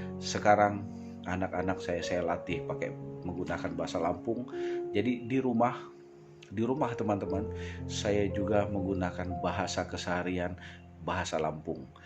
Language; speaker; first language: Indonesian; non-native, local second language; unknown